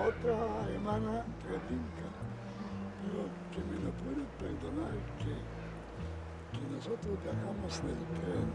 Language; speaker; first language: Spanish; non-native, learner; Yiddish